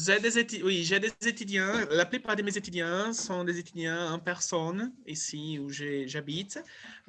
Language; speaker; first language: French; non-native, fluent; Portuguese